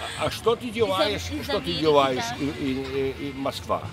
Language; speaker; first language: Russian; non-native, learner; Polish